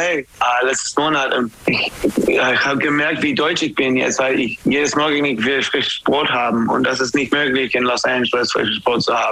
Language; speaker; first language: German; non-native, fluent; English